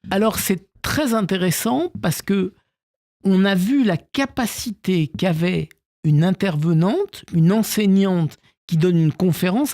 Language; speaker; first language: French; native; French